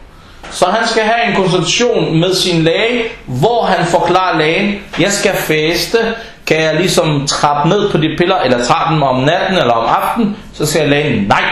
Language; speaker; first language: Danish; non-native, fluent; Arabic